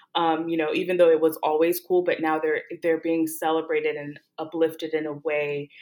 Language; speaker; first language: English; early bilingual, other home language; Haitian Creole